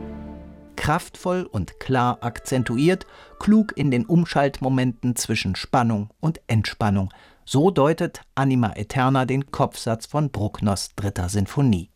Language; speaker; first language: German; native; German